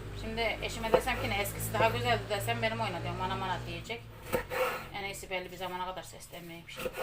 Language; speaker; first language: Turkish; native; Turkish